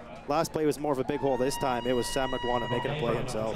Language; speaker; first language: English; early bilingual, other home language; French